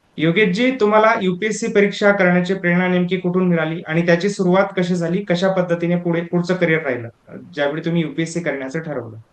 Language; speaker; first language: Marathi; native; Marathi